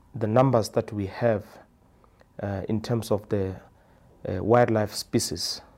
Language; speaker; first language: English; non-native, local second language; Tswana